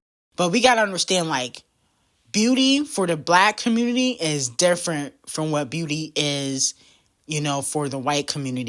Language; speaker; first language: English; native; English